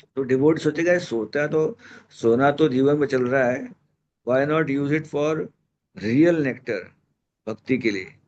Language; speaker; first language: Hindi; non-native, local second language; Marathi